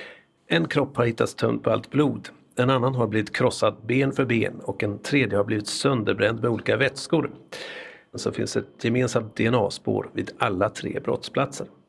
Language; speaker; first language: Swedish; native; Swedish